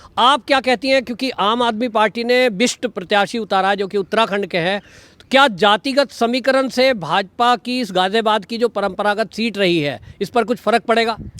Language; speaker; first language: Hindi; native; Hindi